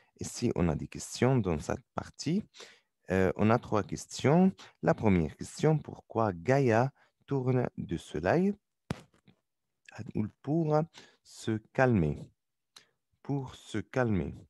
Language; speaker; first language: French; non-native, learner; Arabic